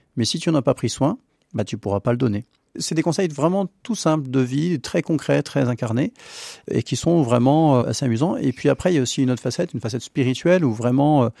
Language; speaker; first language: French; native; French